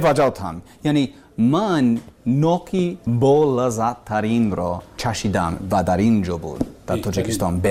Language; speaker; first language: Persian; non-native, learner; English